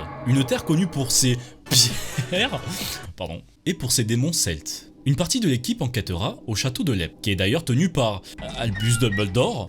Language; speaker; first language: French; native; French